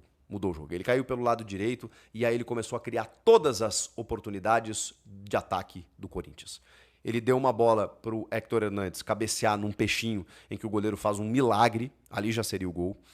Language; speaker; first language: Portuguese; native; Portuguese